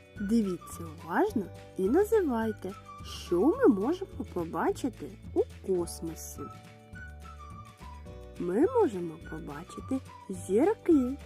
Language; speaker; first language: Ukrainian; native; Ukrainian